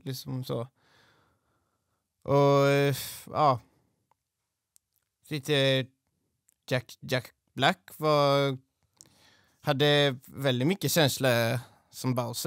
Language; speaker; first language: Swedish; native; Swedish